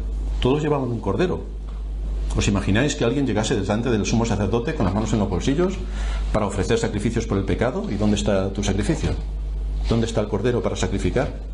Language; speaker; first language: Spanish; native; Spanish